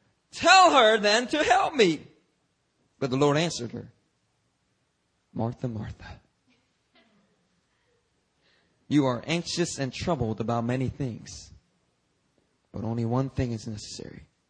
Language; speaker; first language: English; early bilingual, other home language; Korean